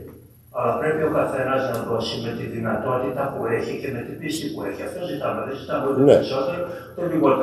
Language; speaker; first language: Greek; early bilingual, heritage; Greek